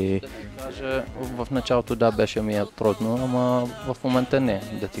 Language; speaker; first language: Bulgarian; non-native, learner; Arabic